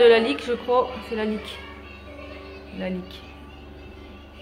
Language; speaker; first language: French; native; French